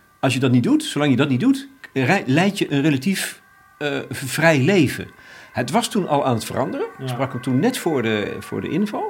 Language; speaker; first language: Dutch; native; Dutch